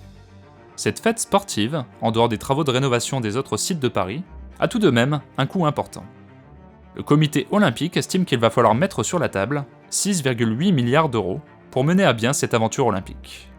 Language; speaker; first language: French; native; French